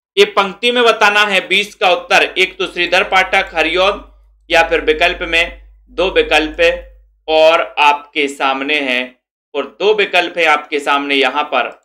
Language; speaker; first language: Hindi; native; Hindi